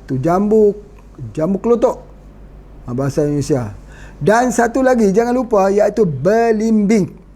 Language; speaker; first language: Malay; native; Malay